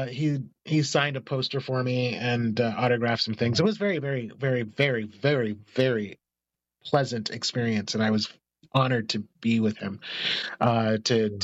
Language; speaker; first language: English; native; English